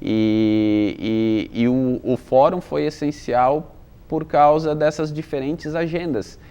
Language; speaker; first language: Portuguese; native; Portuguese